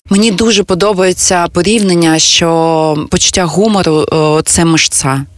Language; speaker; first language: Ukrainian; non-native, local second language; Russian